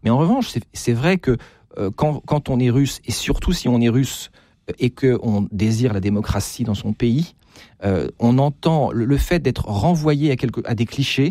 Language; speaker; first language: French; native; French